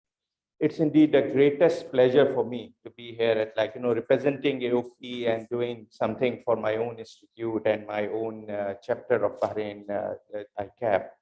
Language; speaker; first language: English; non-native, local second language; Urdu